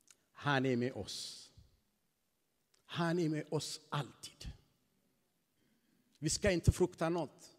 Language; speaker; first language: Swedish; non-native, fluent; Tigrinya